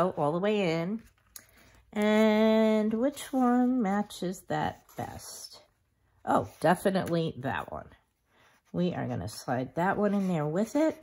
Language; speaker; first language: English; native; English